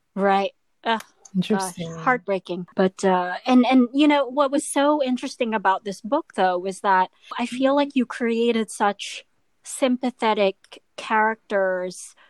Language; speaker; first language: English; non-native, local second language; Filipino